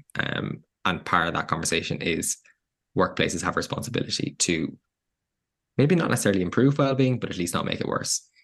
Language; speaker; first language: English; native; English